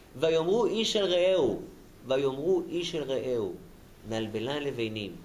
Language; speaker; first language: Hebrew; native; Hebrew